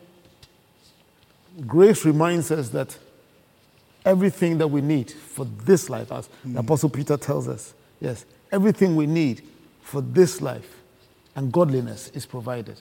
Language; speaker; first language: English; non-native, local second language; Akan